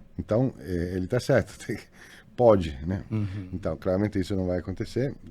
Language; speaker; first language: Portuguese; non-native, fluent; Italian